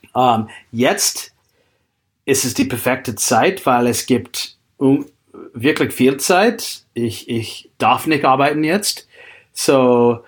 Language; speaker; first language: German; non-native, fluent; English